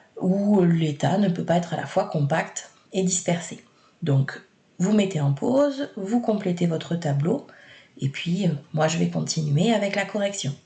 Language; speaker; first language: French; native; French